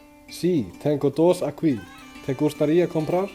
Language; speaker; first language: Spanish; non-native, learner; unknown